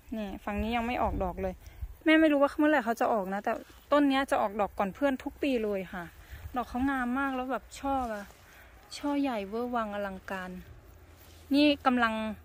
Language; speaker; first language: Thai; native; Thai